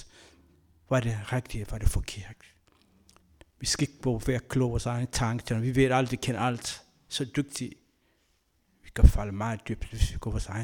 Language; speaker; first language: Danish; non-native, learner; Kabuverdianu